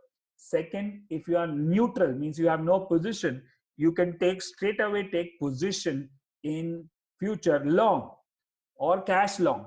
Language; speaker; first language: English; non-native, local second language; Hindi